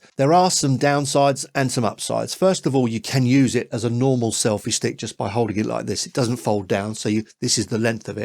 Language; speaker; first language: English; native; English